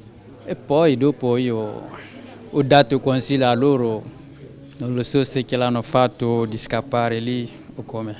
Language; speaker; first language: Italian; non-native, fluent; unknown